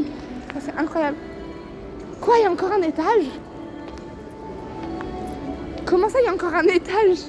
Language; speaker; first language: French; native; French